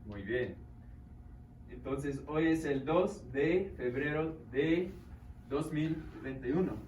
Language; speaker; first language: Spanish; non-native, fluent; English